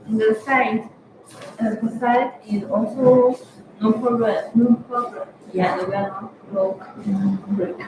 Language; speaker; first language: English; non-native, fluent; Chinese